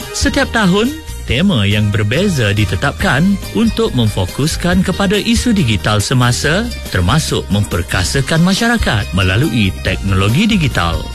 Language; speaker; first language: Malay; native; Malay